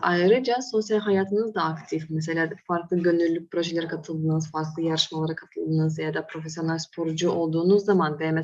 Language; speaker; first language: Turkish; non-native, fluent; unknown